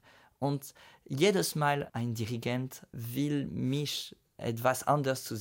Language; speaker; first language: German; non-native, fluent; French